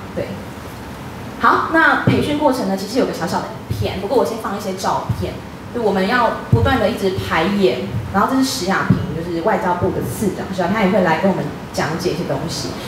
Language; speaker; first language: Chinese; native; Chinese